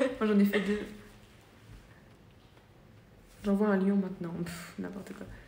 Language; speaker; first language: French; native; French